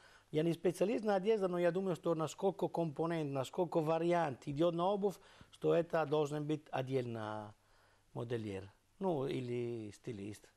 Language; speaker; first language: Russian; non-native, learner; Italian